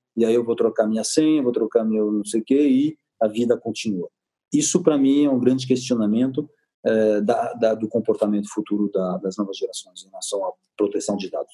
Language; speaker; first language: Portuguese; non-native, fluent; French